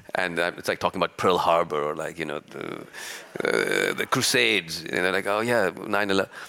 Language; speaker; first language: English; early bilingual, other home language; Urdu